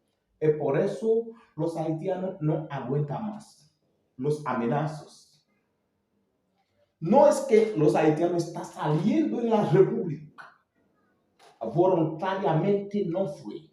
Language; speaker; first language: Spanish; non-native, fluent; Haitian Creole